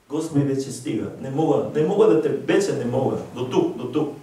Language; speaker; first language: Bulgarian; non-native, learner; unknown